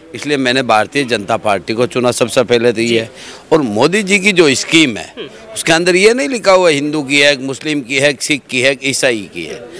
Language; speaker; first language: Hindi; native; Hindi